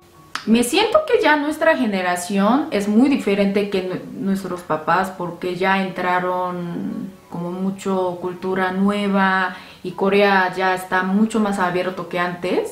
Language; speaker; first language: Spanish; non-native, fluent; Korean